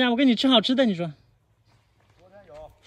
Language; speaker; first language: Chinese; native; Chinese